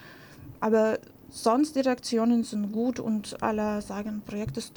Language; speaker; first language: German; non-native, fluent; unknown